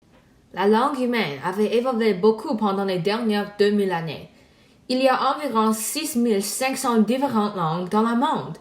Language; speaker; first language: French; non-native, learner; Chinese